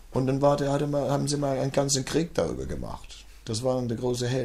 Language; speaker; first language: German; non-native, fluent; Dutch